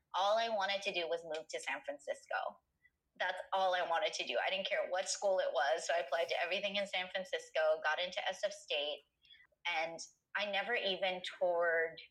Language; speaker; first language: English; native; English